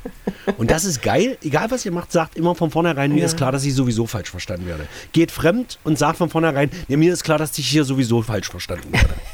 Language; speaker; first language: German; native; German